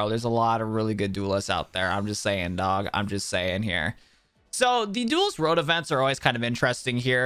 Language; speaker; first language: English; native; English